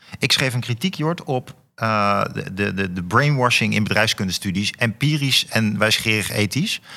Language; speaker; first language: Dutch; native; Dutch